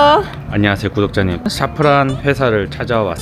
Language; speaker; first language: Korean; native; Korean